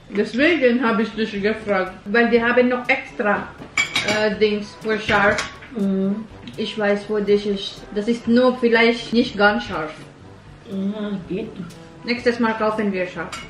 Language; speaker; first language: German; non-native, learner; Filipino